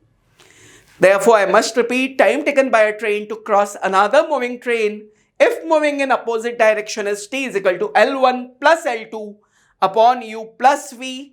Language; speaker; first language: English; non-native, local second language; Hindi